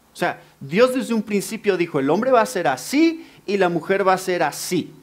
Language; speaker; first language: Spanish; native; Spanish